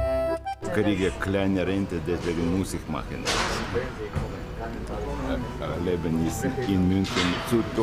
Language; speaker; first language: German; non-native, learner; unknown